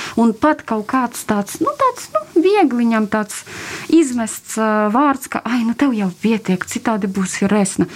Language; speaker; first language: Latvian; non-native, local second language; Russian